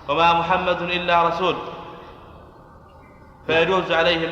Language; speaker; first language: Arabic; native; Arabic